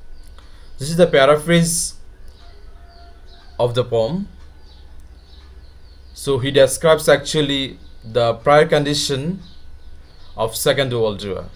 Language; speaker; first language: English; non-native, fluent; Bangla